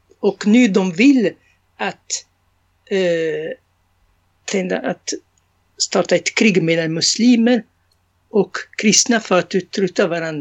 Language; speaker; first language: Swedish; non-native, fluent; Arabic